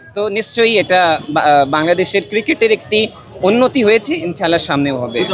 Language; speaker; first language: Bangla; non-native, learner; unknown